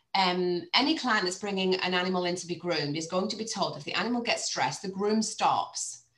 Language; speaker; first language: English; native; English